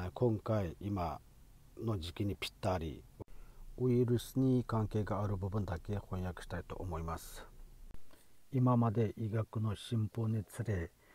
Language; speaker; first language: Japanese; non-native, fluent; Uyghur